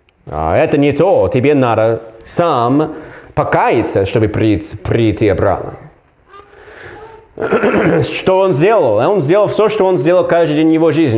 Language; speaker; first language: Russian; non-native, learner; English